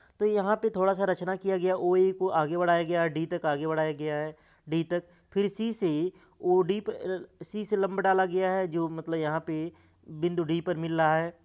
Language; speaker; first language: Hindi; native; Hindi